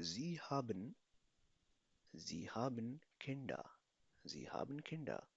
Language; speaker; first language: German; non-native, fluent; Urdu